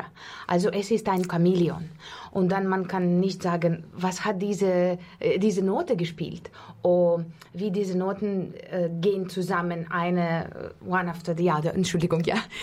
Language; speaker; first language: German; non-native, fluent; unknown